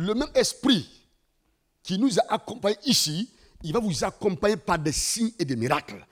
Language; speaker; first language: French; non-native, local second language; Mossi